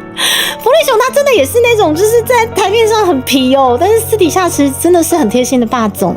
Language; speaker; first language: Chinese; native; Chinese